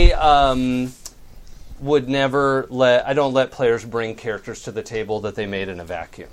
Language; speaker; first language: English; native; English